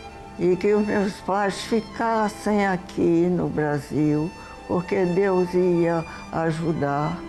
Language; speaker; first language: Portuguese; early bilingual, heritage; Portuguese